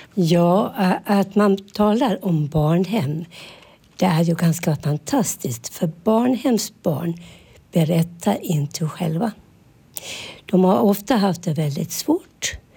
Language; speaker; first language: Swedish; early bilingual, other home language; Finnish